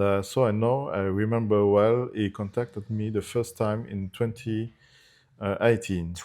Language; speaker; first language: English; non-native, fluent; Italian